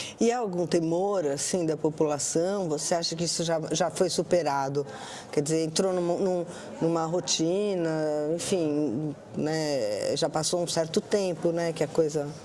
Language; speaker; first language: Portuguese; native; Portuguese